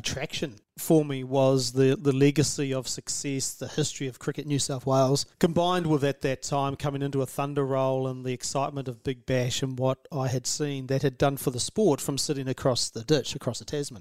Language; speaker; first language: English; native; English